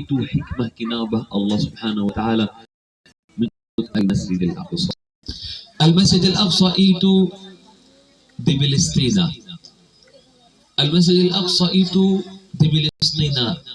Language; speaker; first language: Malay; non-native, fluent; Arabic